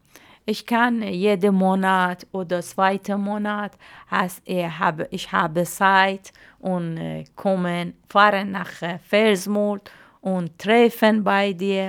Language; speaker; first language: German; non-native, learner; Arabic